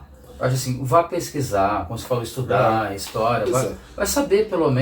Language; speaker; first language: Portuguese; native; Portuguese